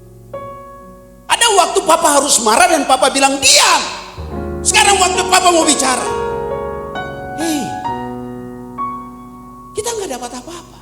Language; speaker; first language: Indonesian; native; Indonesian